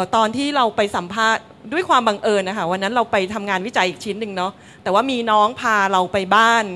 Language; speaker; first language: Thai; native; Thai